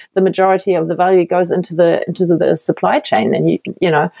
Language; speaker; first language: English; non-native, fluent; German